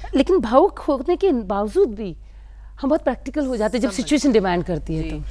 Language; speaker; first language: Hindi; native; Hindi